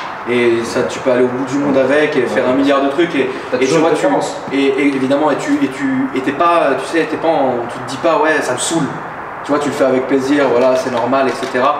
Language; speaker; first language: French; native; French